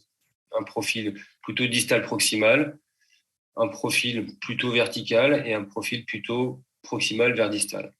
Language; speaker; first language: French; native; French